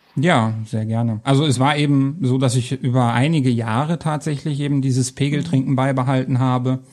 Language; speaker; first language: German; native; German